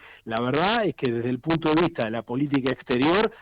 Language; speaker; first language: Spanish; native; Spanish